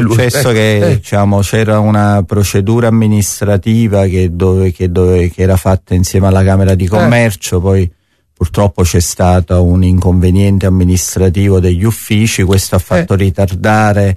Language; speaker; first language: Italian; native; Italian